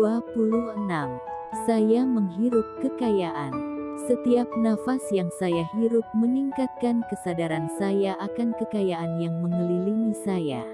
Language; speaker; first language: Indonesian; native; Indonesian